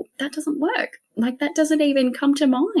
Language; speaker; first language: English; native; English